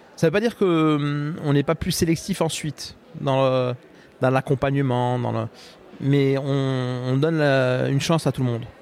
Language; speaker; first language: French; non-native, local second language; Arabic